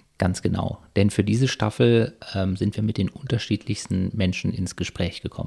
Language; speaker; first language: German; native; German